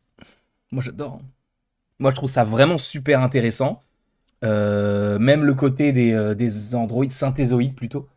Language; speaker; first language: French; native; French